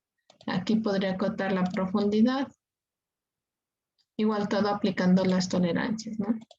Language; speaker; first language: Spanish; native; Spanish